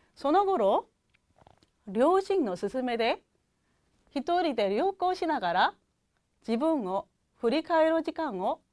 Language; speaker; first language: Japanese; non-native, fluent; Korean